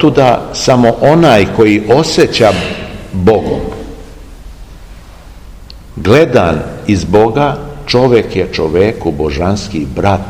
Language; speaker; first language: Serbian; native; Serbian